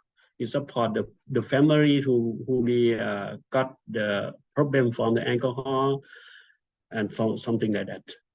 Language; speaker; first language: English; non-native, fluent; Thai